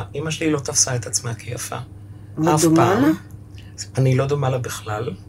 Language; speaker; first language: Hebrew; early bilingual, other home language; German